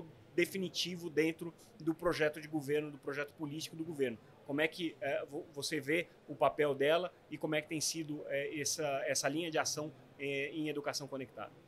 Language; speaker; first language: Portuguese; native; Portuguese